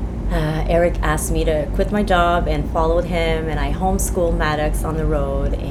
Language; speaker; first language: English; non-native, fluent; French